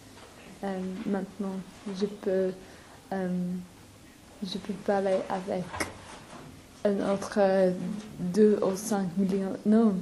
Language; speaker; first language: French; non-native, learner; English